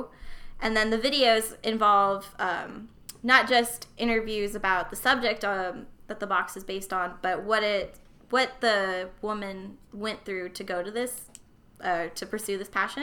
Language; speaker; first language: English; native; English